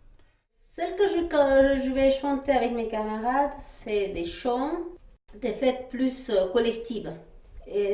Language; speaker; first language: French; non-native, fluent; Quechua